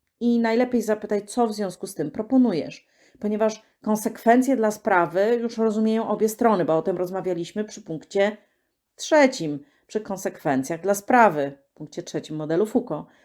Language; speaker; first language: Polish; native; Polish